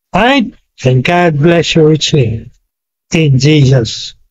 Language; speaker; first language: English; non-native, local second language; Filipino